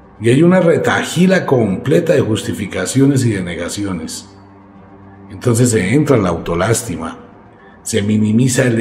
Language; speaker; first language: Spanish; native; Spanish